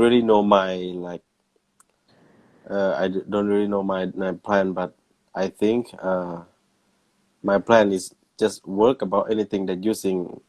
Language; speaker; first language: English; non-native, learner; Thai